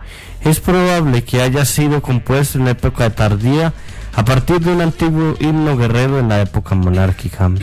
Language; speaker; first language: Spanish; native; Spanish